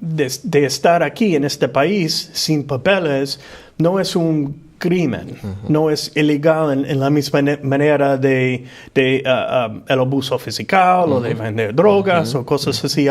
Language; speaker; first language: Spanish; non-native, fluent; English